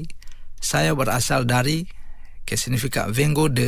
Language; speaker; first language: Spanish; non-native, fluent; Indonesian